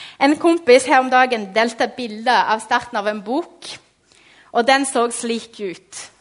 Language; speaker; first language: Norwegian; non-native, fluent; Portuguese